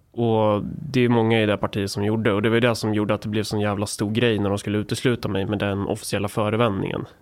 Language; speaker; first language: Swedish; native; Swedish